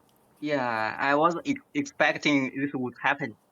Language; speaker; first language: English; non-native, learner; Chinese